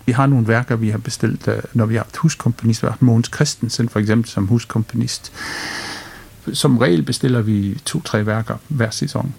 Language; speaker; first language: Danish; non-native, fluent; English